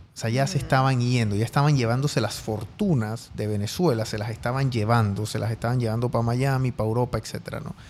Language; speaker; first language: Spanish; native; Spanish